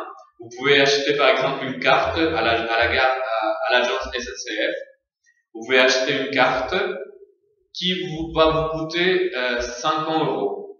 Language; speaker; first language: French; non-native, fluent; Spanish